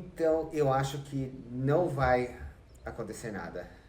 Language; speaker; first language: Portuguese; non-native, fluent; English